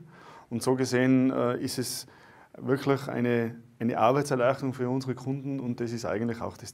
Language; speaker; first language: German; native; German